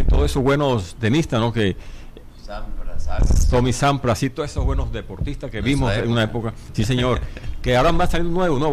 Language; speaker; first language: Spanish; native; Spanish